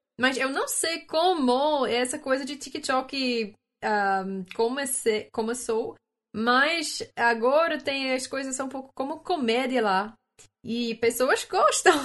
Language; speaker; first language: Portuguese; non-native, learner; English